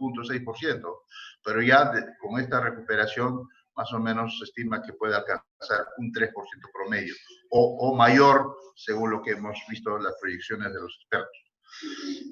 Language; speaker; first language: Spanish; native; Spanish